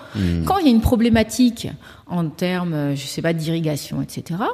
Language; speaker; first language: French; early bilingual, other home language; Kabuverdianu